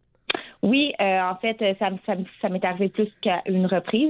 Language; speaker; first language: French; native; French